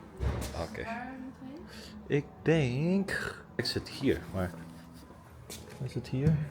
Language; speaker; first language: Dutch; early bilingual, other home language; Filipino